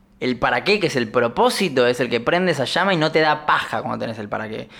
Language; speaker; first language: Spanish; native; Spanish